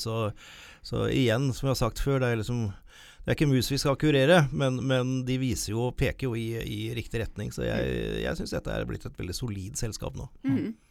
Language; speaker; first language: Norwegian; native; Norwegian